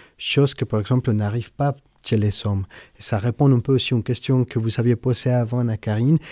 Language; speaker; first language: French; non-native, fluent; Spanish